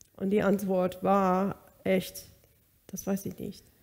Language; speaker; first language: German; non-native, fluent; English